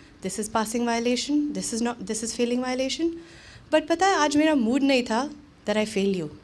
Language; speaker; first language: English; early bilingual, other home language; Hindi